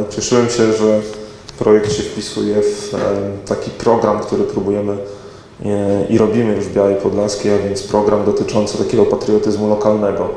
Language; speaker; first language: Polish; native; Polish